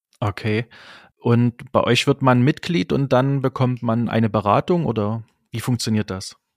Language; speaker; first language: German; native; German